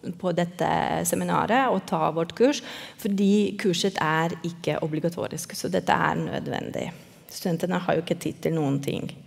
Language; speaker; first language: Norwegian; non-native, fluent; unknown